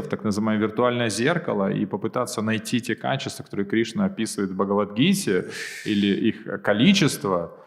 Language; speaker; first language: Russian; native; Russian